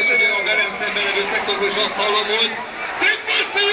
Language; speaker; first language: Hungarian; native; Hungarian